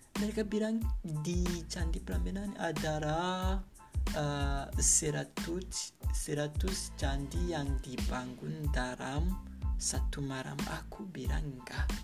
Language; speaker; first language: Indonesian; non-native, learner; Kinyarwanda